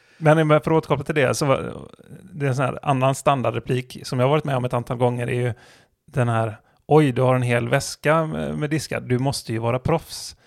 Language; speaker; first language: Swedish; native; Swedish